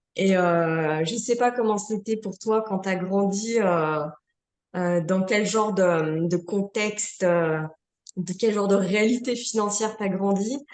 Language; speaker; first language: French; native; French